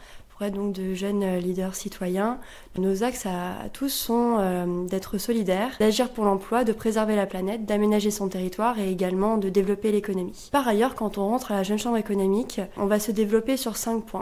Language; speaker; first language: French; native; French